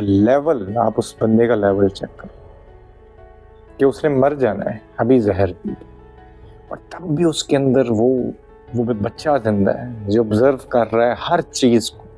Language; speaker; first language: Hindi; non-native, local second language; Punjabi